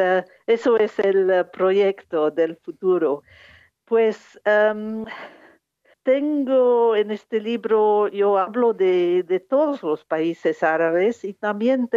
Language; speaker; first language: Spanish; non-native, fluent; English